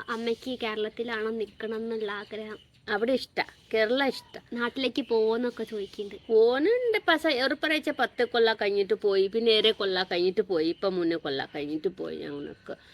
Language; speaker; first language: Malayalam; non-native, local second language; Hindi